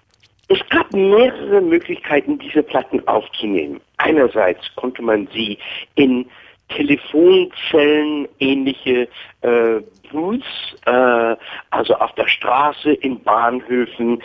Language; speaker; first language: German; non-native, fluent; English